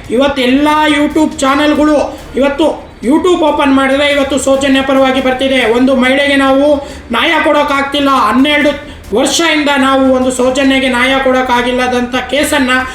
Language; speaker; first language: Kannada; non-native, local second language; Lambadi